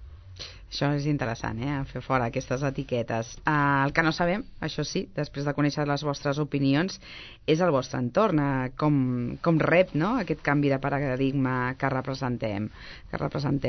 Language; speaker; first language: Catalan; native; Catalan